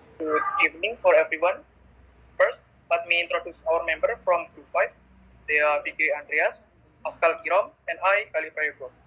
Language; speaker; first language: English; non-native, learner; Indonesian